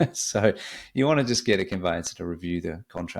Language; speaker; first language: English; native; English